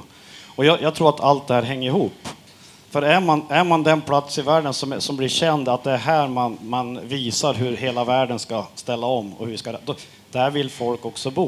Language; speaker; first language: Swedish; native; Swedish